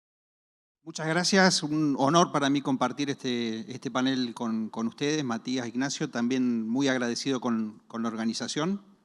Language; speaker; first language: Spanish; native; Spanish